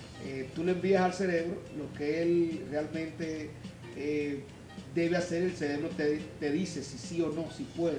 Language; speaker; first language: Spanish; native; Spanish